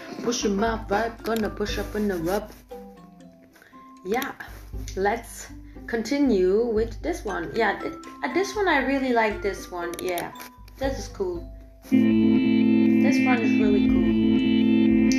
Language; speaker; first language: English; non-native, fluent; German